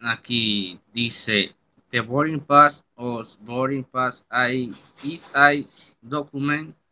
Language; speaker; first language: English; non-native, learner; Spanish